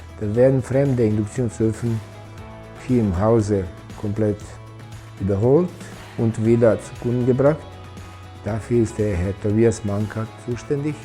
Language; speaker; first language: German; non-native, fluent; Serbian